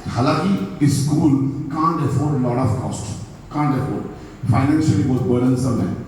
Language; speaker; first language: Hindi; non-native, local second language; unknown